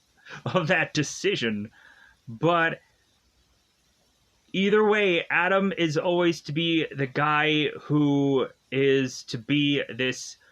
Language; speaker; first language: English; native; English